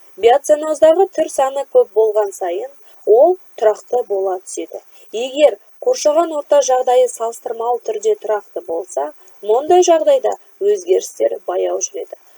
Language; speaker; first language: Kazakh; native; Kazakh